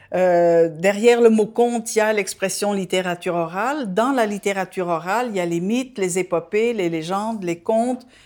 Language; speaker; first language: French; non-native, fluent; Dutch